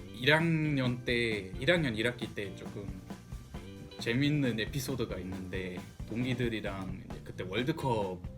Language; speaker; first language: Korean; non-native, fluent; German